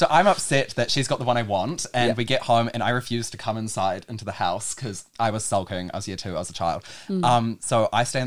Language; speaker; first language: English; native; English